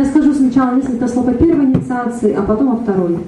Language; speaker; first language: Russian; native; Russian